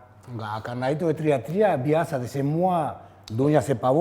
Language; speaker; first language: Indonesian; non-native, fluent; Spanish